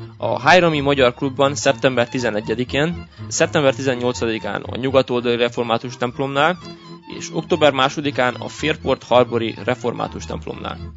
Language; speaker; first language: Hungarian; early bilingual, heritage; Hungarian